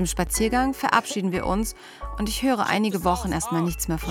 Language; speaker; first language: German; native; German